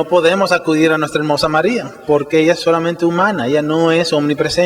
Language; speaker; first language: Spanish; native; Spanish